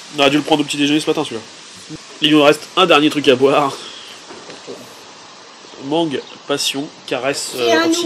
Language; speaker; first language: French; native; French